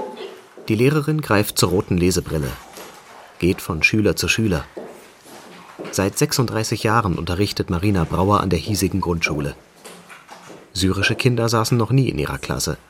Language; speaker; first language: German; native; German